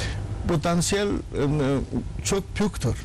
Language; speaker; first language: Turkish; non-native, learner; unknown